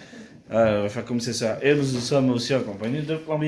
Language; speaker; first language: French; native; French